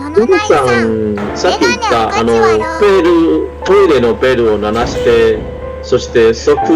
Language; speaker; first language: Japanese; non-native, learner; Chinese